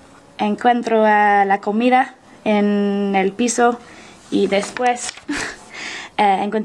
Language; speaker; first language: Spanish; non-native, learner; English